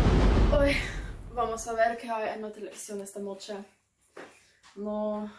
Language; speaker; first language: Spanish; non-native, learner; Slovenian